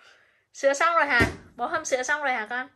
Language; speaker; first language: Vietnamese; native; Vietnamese